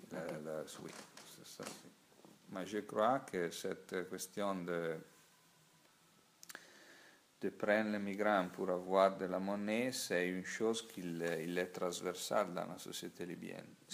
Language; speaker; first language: French; non-native, learner; Italian